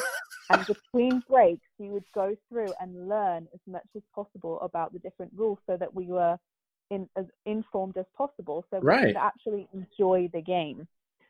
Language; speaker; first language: English; native; English